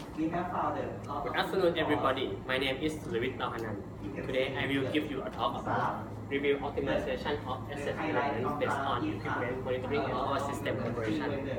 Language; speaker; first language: English; non-native, learner; Thai